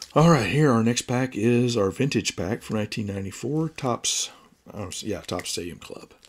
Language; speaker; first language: English; native; English